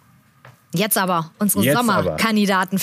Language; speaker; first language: German; native; German